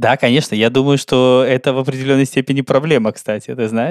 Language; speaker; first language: Russian; native; Russian